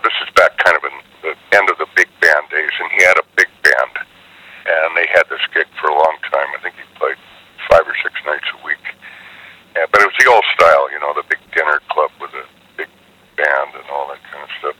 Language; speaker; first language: English; native; English